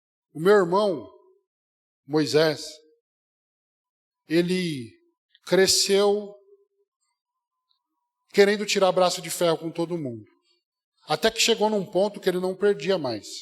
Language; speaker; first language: Portuguese; native; Portuguese